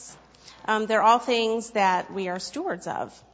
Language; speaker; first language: English; native; English